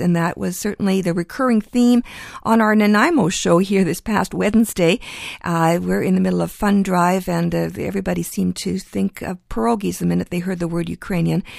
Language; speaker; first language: English; early bilingual, other home language; Ukrainian